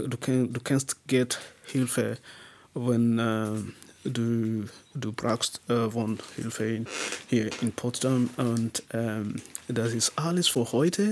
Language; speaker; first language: German; non-native, learner; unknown